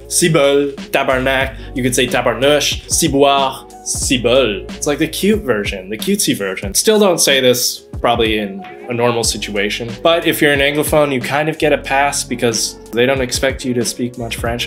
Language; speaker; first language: English; native; English